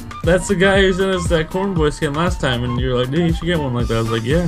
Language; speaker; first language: English; native; English